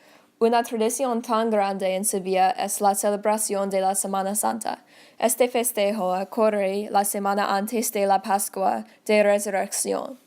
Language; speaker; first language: Spanish; non-native, learner; English